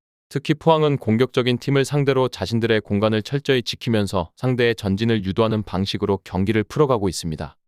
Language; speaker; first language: Korean; native; Korean